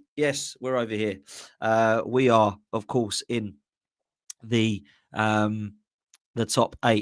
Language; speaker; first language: English; native; English